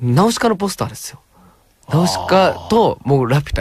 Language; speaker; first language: Japanese; native; Japanese